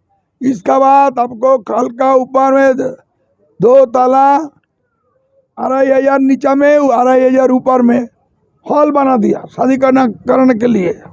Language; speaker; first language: Hindi; non-native, local second language; Bangla